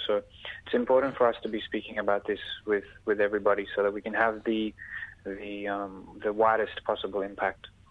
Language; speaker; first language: English; early bilingual, other home language; Punjabi